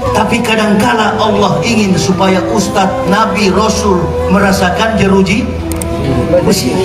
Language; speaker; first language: Indonesian; native; Indonesian